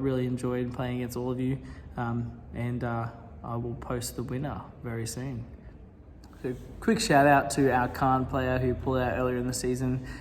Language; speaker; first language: English; native; English